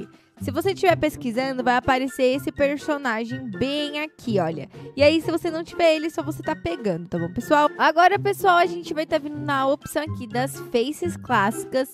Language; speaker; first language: Portuguese; native; Portuguese